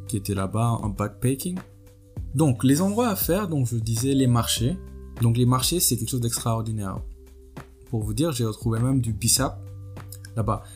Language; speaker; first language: French; non-native, local second language; Wolof